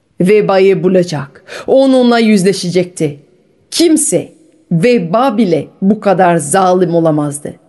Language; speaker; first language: Turkish; non-native, fluent; French